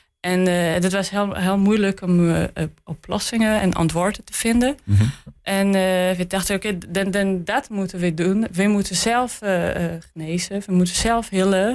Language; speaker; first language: Dutch; non-native, learner; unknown